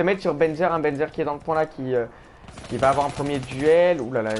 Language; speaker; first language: French; native; French